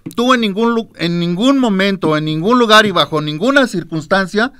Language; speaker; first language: Spanish; native; Spanish